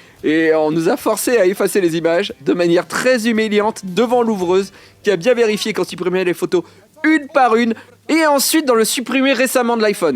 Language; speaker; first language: French; native; French